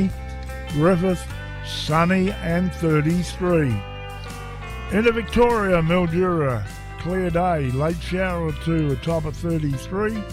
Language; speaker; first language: English; native; English